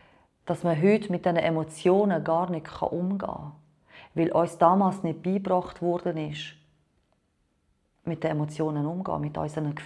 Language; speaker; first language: German; non-native, fluent; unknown